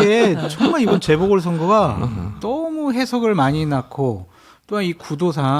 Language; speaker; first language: Korean; native; Korean